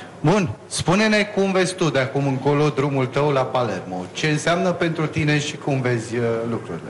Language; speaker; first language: Romanian; native; Romanian